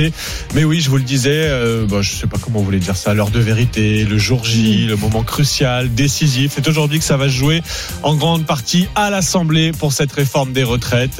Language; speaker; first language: French; native; French